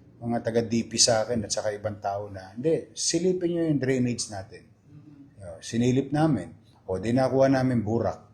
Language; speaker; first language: Filipino; native; Filipino